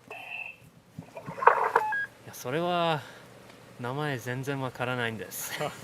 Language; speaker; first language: Japanese; non-native, fluent; English